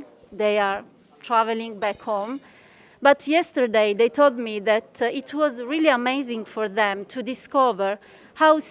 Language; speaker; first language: English; non-native, fluent; Italian